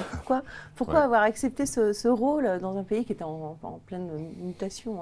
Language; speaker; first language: French; native; French